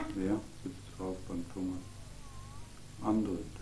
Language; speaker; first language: German; native; German